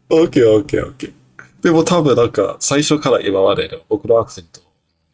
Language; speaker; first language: Japanese; non-native, learner; English